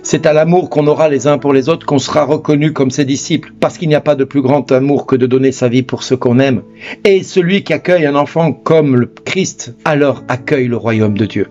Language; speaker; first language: French; native; French